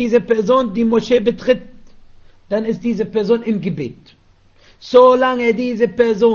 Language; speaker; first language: German; non-native, fluent; Arabic